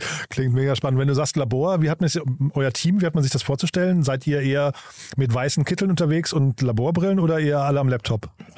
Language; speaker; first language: German; native; German